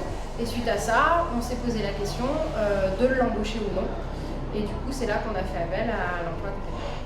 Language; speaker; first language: French; native; French